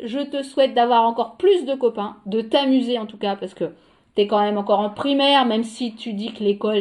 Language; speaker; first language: French; native; French